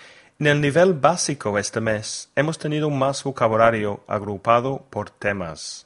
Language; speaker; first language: Spanish; non-native, fluent; English